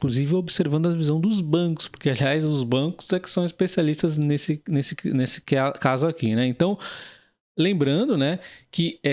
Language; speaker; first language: Portuguese; native; Portuguese